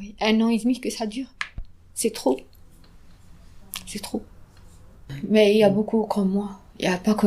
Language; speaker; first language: French; non-native, fluent; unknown